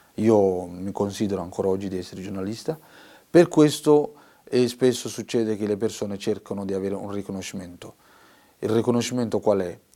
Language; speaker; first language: Italian; non-native, fluent; Somali